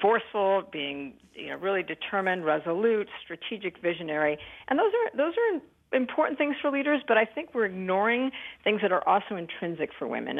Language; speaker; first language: English; native; English